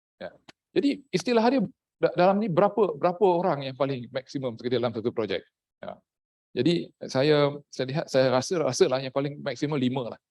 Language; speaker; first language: Malay; native; Malay